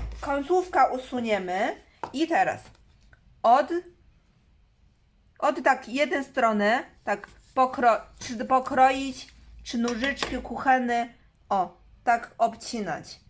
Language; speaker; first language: Polish; non-native, learner; Chinese